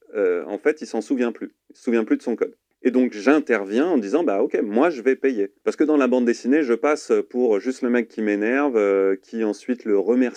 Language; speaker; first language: French; native; French